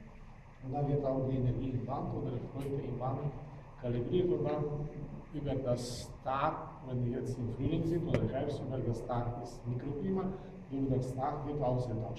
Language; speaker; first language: German; non-native, fluent; Slovenian